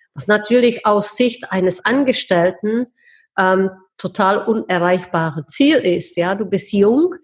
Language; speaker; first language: German; non-native, fluent; Czech